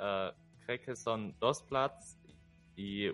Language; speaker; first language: Catalan; non-native, learner; German